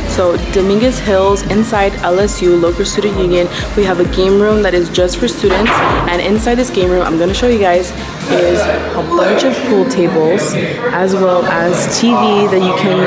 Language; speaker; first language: English; native; English